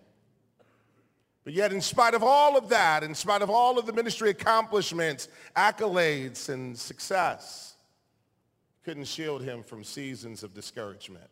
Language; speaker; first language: English; native; English